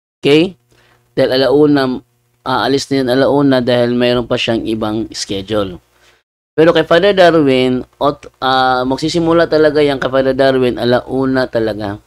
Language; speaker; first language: Filipino; native; Filipino